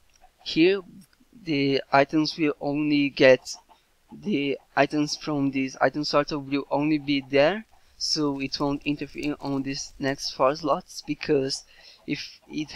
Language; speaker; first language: English; non-native, fluent; Portuguese